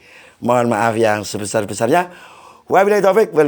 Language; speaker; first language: Indonesian; native; Indonesian